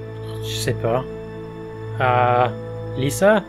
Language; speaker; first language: French; non-native, fluent; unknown